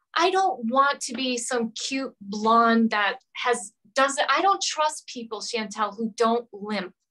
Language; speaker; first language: English; native; English